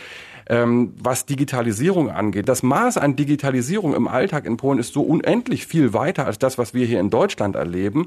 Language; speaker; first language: German; native; German